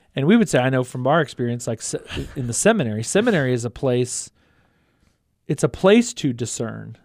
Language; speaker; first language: English; native; English